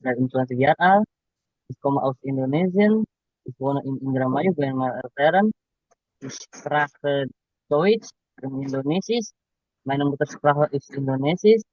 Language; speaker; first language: German; non-native, learner; Indonesian